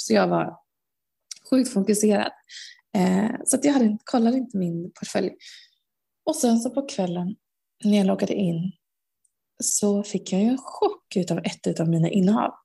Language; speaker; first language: Swedish; native; Swedish